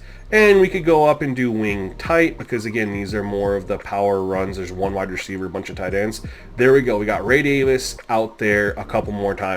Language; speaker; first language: English; native; English